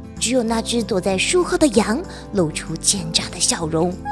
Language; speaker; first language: Chinese; native; Chinese